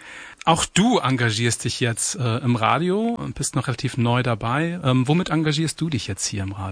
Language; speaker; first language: German; native; German